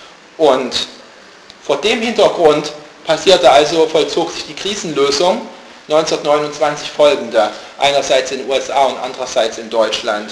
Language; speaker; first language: German; native; German